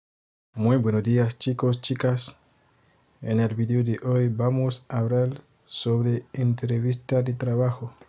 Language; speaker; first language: Spanish; non-native, fluent; Haitian Creole